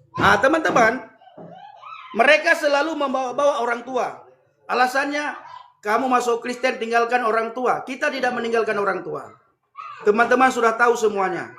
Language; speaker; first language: Indonesian; non-native, local second language; Achinese